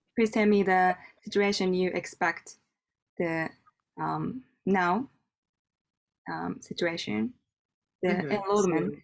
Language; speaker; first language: English; non-native, learner; Japanese